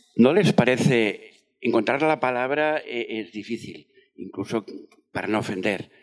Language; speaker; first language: Spanish; non-native, fluent; French